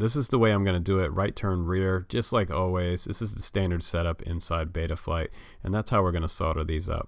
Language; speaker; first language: English; native; English